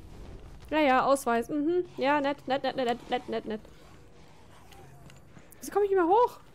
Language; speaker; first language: German; native; German